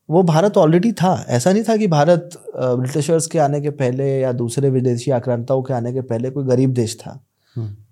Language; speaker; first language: Hindi; native; Hindi